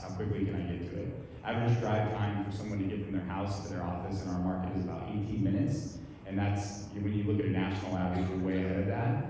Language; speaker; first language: English; native; English